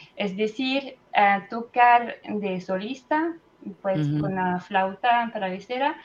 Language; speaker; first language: Spanish; non-native, fluent; French